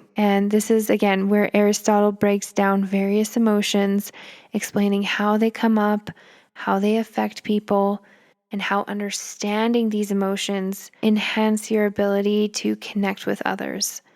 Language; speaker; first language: English; native; English